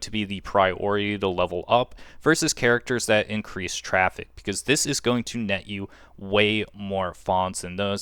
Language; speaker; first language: English; native; English